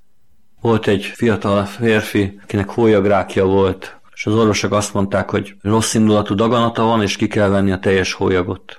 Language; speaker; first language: Hungarian; native; Hungarian